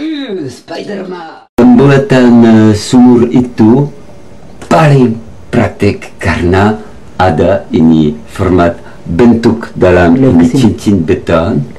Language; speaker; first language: Indonesian; non-native, learner; French